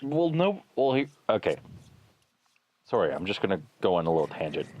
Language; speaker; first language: English; native; English